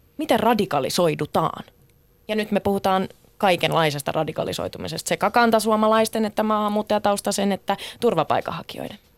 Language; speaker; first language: Finnish; native; Finnish